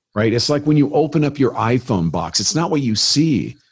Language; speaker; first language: English; native; English